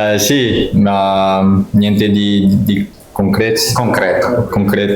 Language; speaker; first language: Italian; non-native, fluent; French